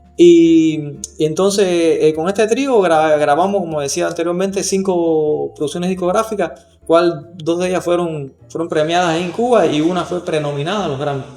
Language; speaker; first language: Spanish; native; Spanish